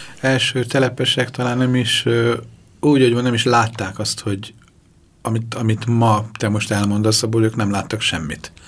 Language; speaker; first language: Hungarian; native; Hungarian